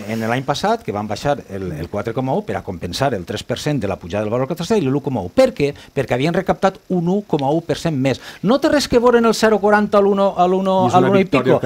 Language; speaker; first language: Catalan; native; Catalan